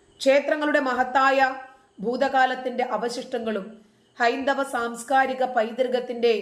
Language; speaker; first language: Malayalam; native; Malayalam